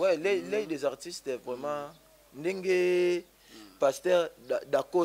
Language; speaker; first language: French; non-native, local second language; Lingala